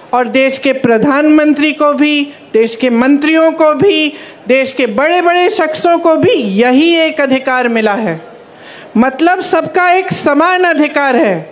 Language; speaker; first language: Hindi; native; Hindi